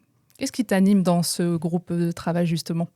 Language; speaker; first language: French; native; French